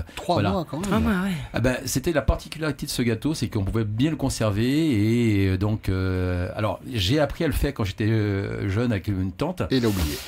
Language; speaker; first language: French; native; French